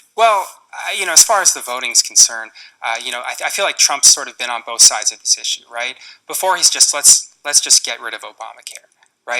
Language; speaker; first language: English; native; English